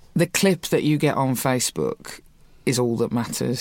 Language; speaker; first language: English; native; English